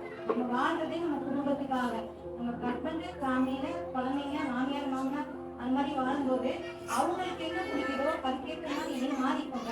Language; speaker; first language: Tamil; native; Tamil